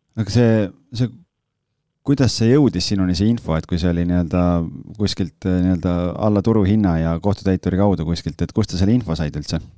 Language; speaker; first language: Estonian; native; Estonian